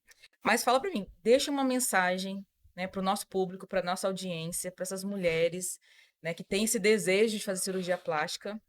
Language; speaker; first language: Portuguese; native; Portuguese